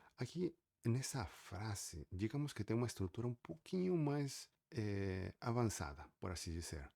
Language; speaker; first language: Portuguese; native; Portuguese